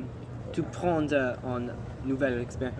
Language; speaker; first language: French; non-native, learner; English